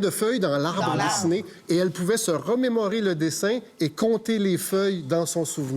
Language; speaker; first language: French; native; French